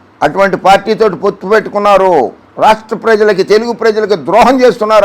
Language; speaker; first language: Telugu; native; Telugu